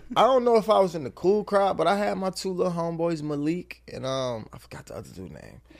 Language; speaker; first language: English; native; English